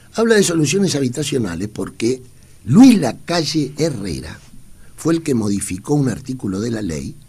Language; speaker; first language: Spanish; native; Spanish